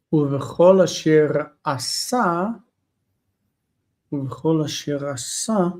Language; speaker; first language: Hebrew; non-native, fluent; English